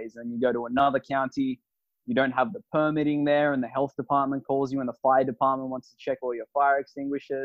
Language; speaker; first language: English; native; English